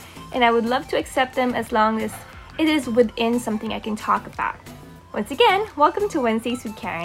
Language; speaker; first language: English; non-native, local second language; Filipino